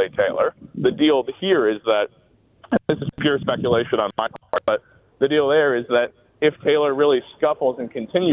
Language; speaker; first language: English; native; English